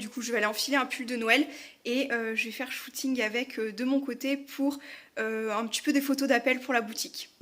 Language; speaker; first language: French; native; French